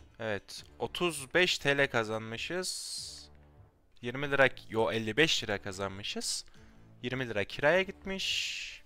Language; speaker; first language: Turkish; native; Turkish